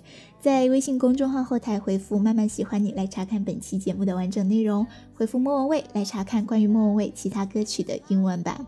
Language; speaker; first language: Chinese; native; Chinese